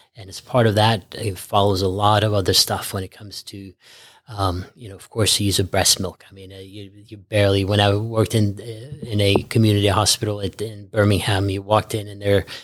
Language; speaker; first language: English; early bilingual, other home language; Norwegian